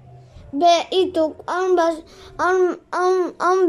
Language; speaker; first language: Catalan; non-native, learner; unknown